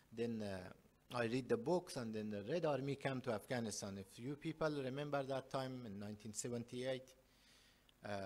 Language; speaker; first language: English; non-native, learner; Persian